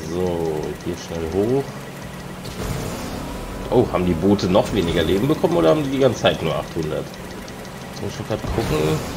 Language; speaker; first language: German; native; German